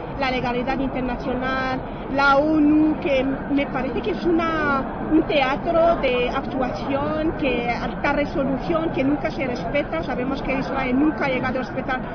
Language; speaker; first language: Spanish; non-native, fluent; Arabic